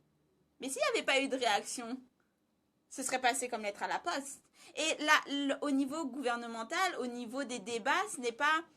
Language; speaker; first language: French; native; French